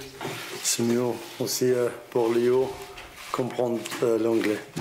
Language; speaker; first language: French; non-native, learner; Arabic